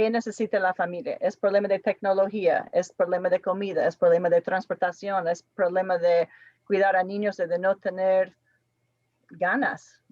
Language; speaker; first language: Spanish; non-native, fluent; English